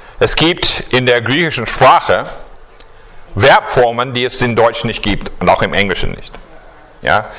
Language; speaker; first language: German; non-native, fluent; English